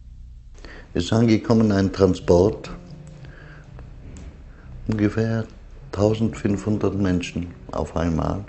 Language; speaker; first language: German; non-native, fluent; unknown